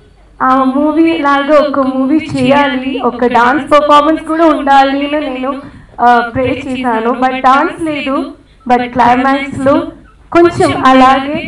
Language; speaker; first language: Telugu; non-native, learner; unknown